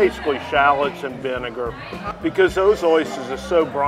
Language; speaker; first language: English; native; English